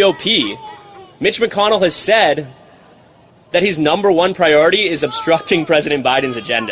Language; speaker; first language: English; native; English